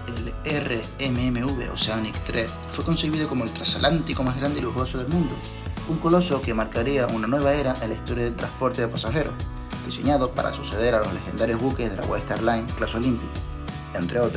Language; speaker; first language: Spanish; native; Spanish